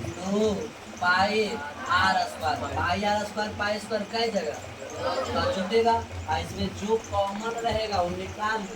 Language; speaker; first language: Hindi; native; Hindi